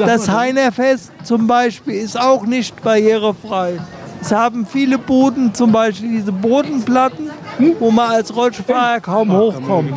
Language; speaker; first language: German; native; German